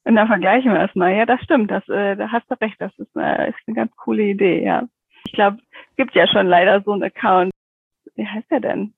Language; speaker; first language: German; native; German